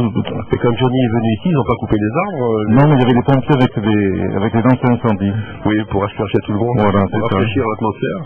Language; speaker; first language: French; native; French